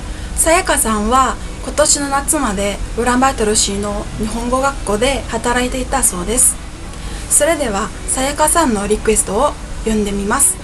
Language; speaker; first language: Japanese; non-native, fluent; Mongolian